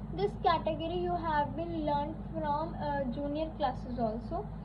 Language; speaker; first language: English; non-native, local second language; Punjabi